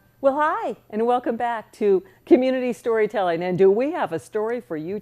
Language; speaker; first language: English; native; English